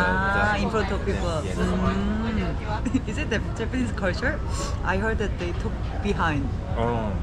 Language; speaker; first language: English; non-native, learner; Korean